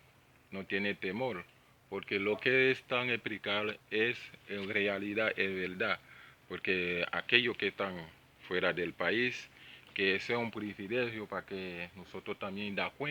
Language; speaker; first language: Spanish; non-native, learner; Haitian Creole